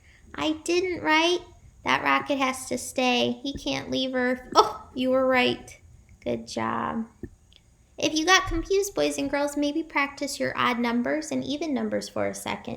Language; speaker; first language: English; native; English